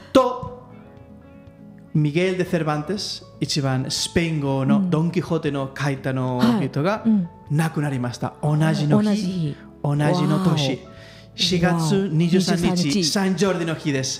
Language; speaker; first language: Japanese; non-native, learner; Catalan